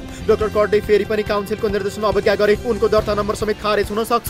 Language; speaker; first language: Nepali; native; Nepali